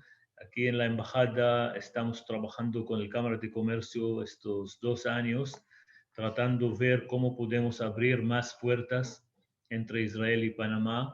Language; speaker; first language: Spanish; non-native, fluent; Hebrew